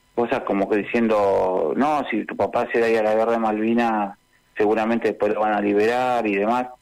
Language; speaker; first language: Spanish; native; Spanish